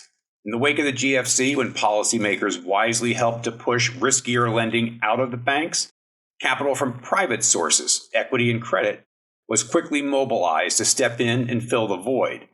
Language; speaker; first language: English; native; English